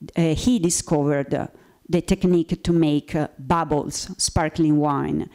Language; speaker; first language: English; non-native, fluent; Italian